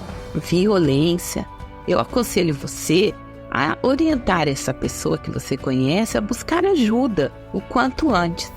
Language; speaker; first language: Portuguese; native; Portuguese